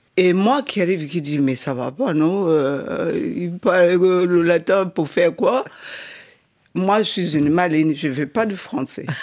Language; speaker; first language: French; non-native, fluent; Shona